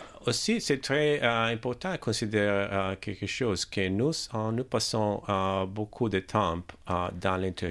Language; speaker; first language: French; non-native, learner; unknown